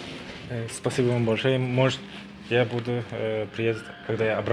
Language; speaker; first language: Russian; non-native, learner; Turkmen